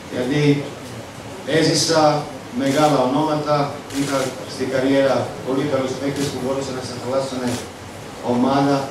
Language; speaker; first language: Greek; non-native, fluent; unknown